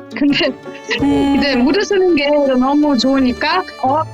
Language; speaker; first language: Korean; non-native, fluent; German